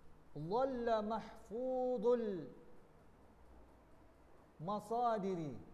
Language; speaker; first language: Arabic; non-native, learner; Indonesian